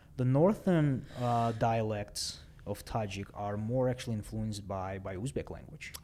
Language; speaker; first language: English; non-native, fluent; Russian